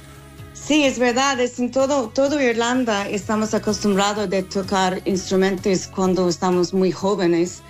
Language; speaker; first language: Spanish; non-native, learner; English